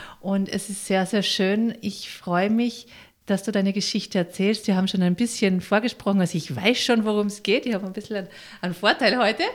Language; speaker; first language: German; native; German